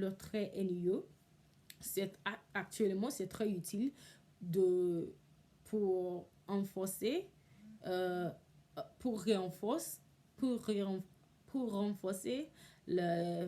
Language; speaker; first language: French; non-native, learner; English